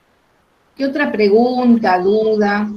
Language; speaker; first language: Spanish; native; Spanish